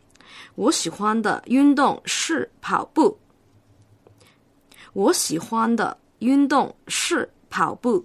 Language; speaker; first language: Chinese; non-native, local second language; Cantonese